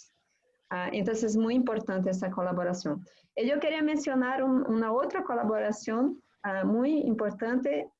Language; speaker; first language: Spanish; non-native, fluent; Portuguese